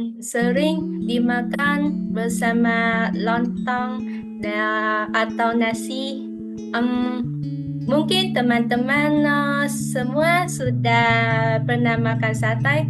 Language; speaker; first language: Indonesian; non-native, fluent; Vietnamese